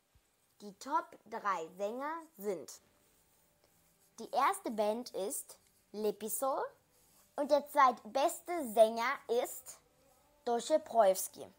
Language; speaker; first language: German; early bilingual, other home language; Macedonian